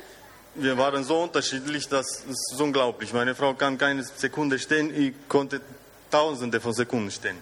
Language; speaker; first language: German; non-native, fluent; Romanian